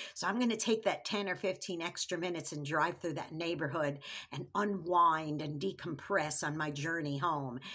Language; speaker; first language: English; native; English